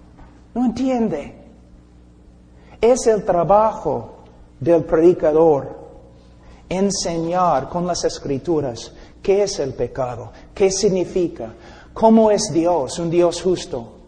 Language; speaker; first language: Spanish; non-native, fluent; English